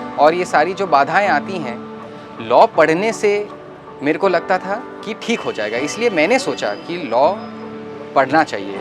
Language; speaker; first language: Hindi; native; Hindi